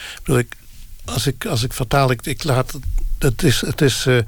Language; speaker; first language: Dutch; non-native, local second language; Limburgish